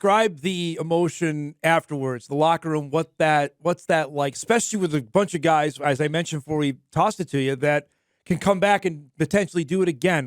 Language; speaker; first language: English; native; English